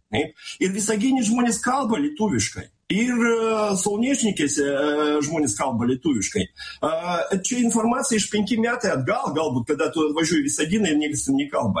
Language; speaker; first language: Lithuanian; non-native, local second language; Russian